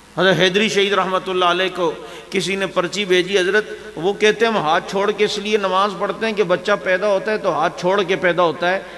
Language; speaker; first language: Urdu; non-native, local second language; Punjabi